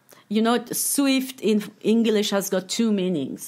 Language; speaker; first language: English; non-native, fluent; Persian